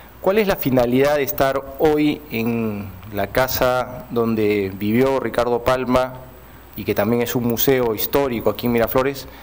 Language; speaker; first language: Spanish; native; Spanish